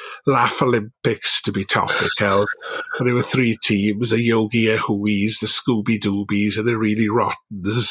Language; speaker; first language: English; native; English